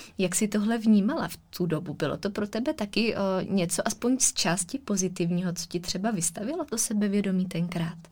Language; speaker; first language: Czech; native; Czech